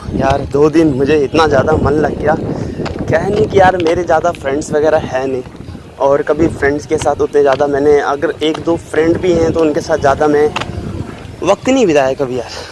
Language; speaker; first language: Hindi; native; Hindi